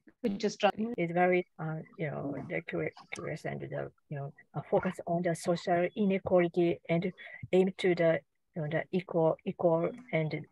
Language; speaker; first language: English; non-native, learner; Japanese